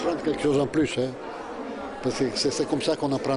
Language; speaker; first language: French; non-native, fluent; Italian